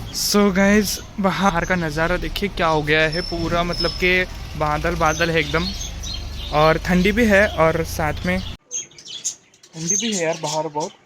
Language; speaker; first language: Hindi; non-native, local second language; Marathi